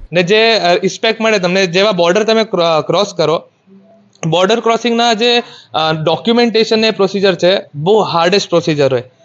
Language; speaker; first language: Gujarati; non-native, local second language; Marathi